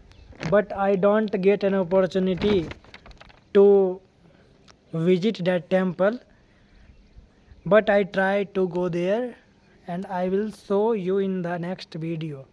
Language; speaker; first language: English; non-native, learner; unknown